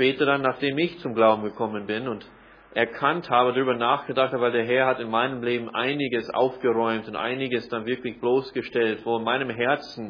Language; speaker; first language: German; non-native, fluent; English